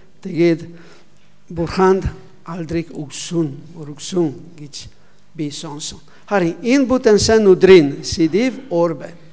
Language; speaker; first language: Mongolian; non-native, learner; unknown